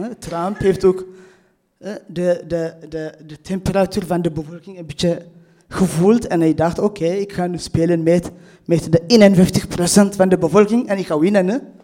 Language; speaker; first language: Dutch; non-native, fluent; Tigrinya